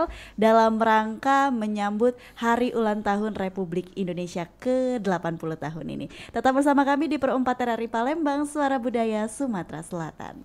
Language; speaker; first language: Indonesian; native; Indonesian